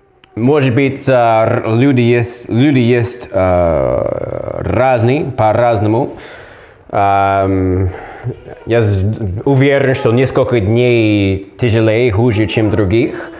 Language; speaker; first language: Russian; non-native, learner; English